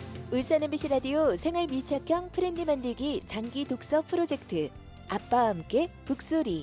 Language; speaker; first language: Korean; native; Korean